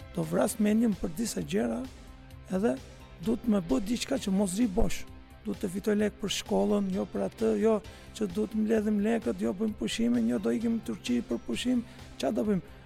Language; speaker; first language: Albanian; non-native, fluent; Turkish